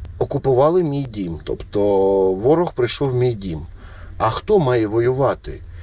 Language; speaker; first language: Ukrainian; non-native, local second language; Russian